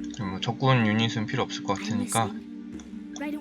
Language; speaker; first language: Korean; native; Korean